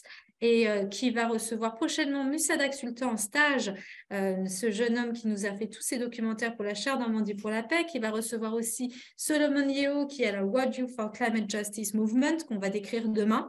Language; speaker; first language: French; native; French